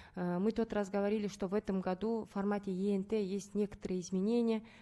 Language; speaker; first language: Russian; non-native, local second language; Kazakh